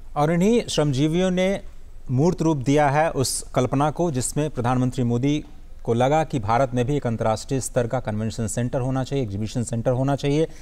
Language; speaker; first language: Hindi; native; Hindi